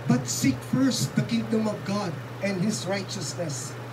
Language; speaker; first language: English; non-native, local second language; Filipino